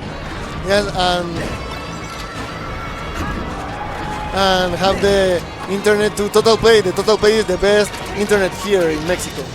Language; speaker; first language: English; non-native, learner; Spanish